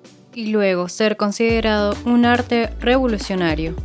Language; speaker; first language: Spanish; native; Spanish